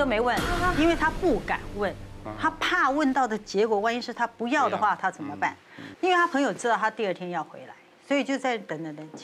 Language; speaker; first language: Chinese; native; Chinese